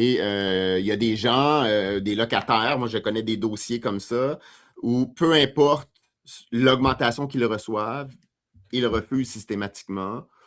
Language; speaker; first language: French; native; French